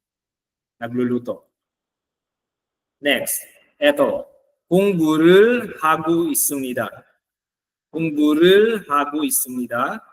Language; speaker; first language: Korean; non-native, learner; Filipino